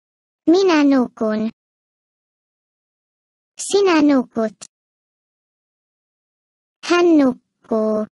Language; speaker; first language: Finnish; non-native, fluent; Turkish